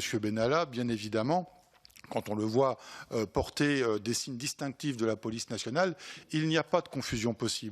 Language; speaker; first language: French; native; French